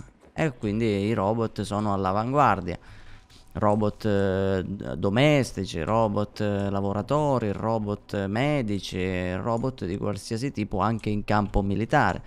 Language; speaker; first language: Italian; native; Italian